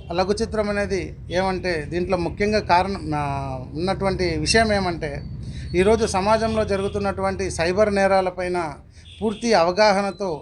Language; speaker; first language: Telugu; native; Telugu